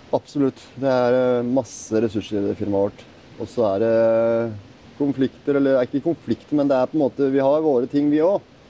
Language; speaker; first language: Norwegian; native; Norwegian